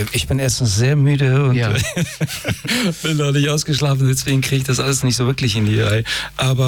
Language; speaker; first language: German; early bilingual, other home language; Persian